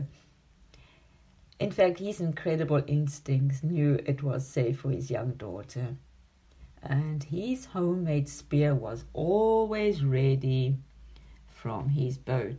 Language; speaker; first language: English; native; English